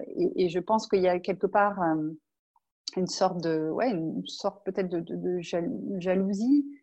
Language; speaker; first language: French; native; French